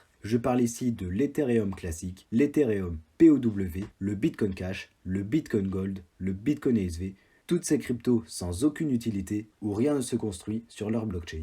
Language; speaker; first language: French; native; French